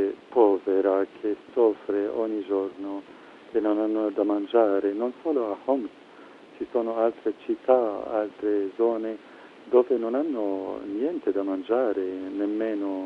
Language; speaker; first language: Italian; non-native, fluent; Arabic